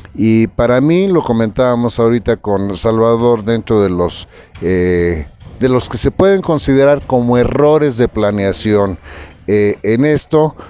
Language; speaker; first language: Spanish; native; Spanish